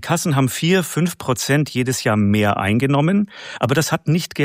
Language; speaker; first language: German; native; German